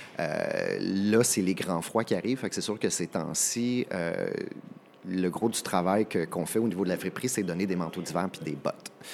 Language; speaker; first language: French; native; French